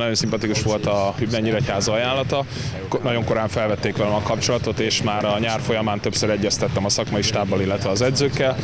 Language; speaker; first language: Hungarian; native; Hungarian